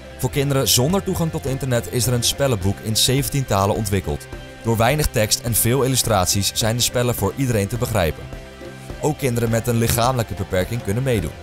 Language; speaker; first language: Dutch; native; Dutch